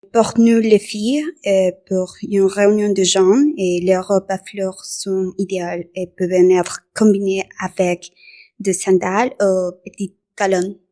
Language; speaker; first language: French; non-native, learner; Spanish